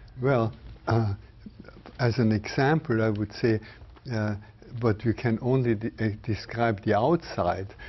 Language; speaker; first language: English; non-native, fluent; German